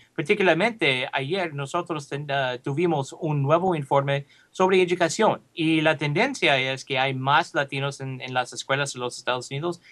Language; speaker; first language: Spanish; early bilingual, heritage; Spanish